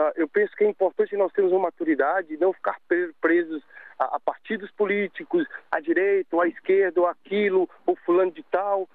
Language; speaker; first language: Portuguese; native; Portuguese